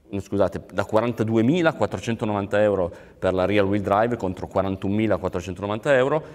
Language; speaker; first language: Italian; native; Italian